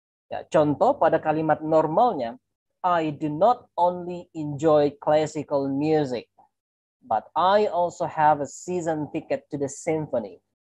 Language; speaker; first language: English; non-native, fluent; Indonesian